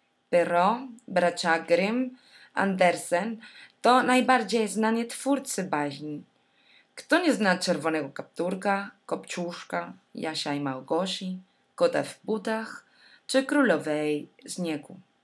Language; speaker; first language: Polish; non-native, learner; Spanish